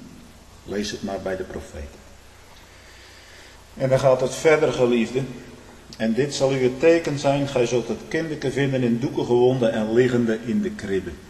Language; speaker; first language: Dutch; native; Dutch